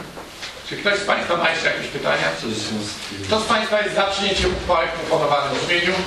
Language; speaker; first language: Polish; native; Polish